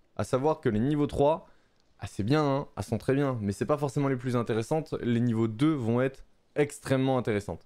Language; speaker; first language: French; native; French